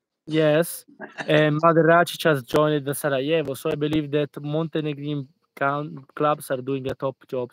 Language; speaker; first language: English; non-native, fluent; Italian